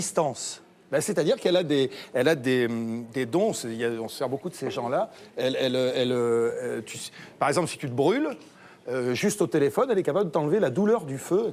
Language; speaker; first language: French; native; French